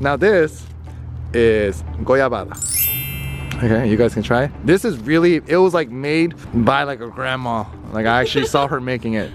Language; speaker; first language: English; native; English